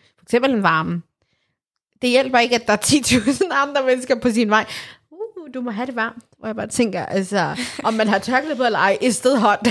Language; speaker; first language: Danish; early bilingual, other home language; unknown